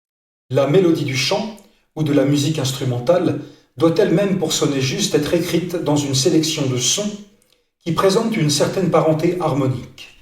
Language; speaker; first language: French; native; French